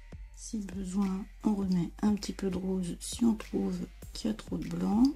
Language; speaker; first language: French; native; French